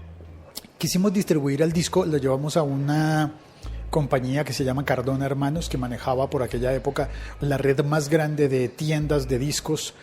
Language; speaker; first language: Spanish; native; Spanish